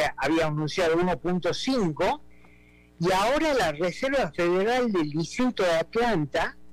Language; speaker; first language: Spanish; native; Spanish